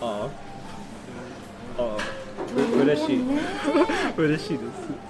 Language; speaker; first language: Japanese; non-native, learner; English